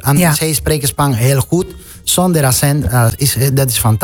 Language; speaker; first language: Dutch; non-native, fluent; Spanish